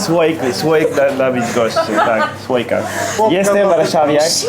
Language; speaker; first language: Polish; non-native, learner; Italian